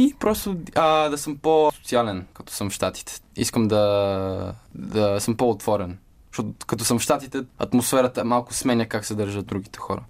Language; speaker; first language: Bulgarian; early bilingual, heritage; Bulgarian